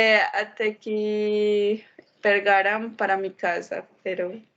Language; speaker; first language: Portuguese; non-native, learner; Spanish